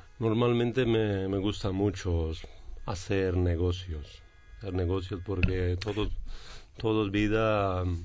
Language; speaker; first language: Spanish; non-native, learner; Pashto